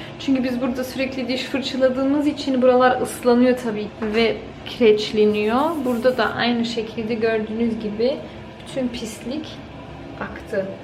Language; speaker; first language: Turkish; early bilingual, heritage; Turkish